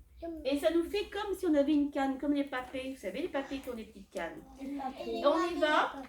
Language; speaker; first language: French; native; French